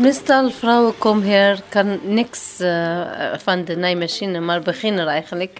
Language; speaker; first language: Dutch; non-native, learner; Arabic